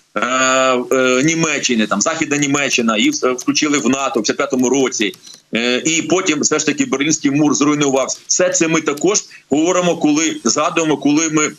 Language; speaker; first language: Ukrainian; native; Ukrainian